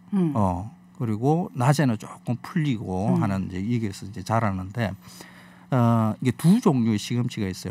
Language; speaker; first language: Korean; native; Korean